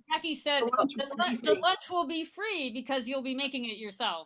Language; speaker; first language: English; native; English